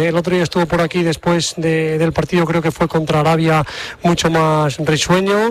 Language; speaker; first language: Spanish; native; Spanish